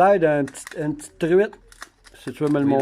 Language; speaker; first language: French; native; French